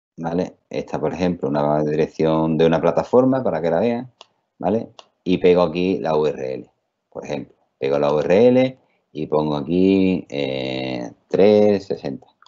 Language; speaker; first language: Spanish; native; Spanish